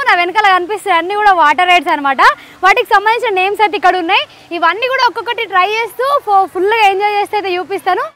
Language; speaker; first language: Telugu; native; Telugu